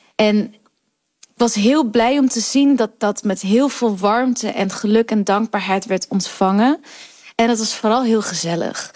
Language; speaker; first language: Dutch; early bilingual, other home language; Kurdish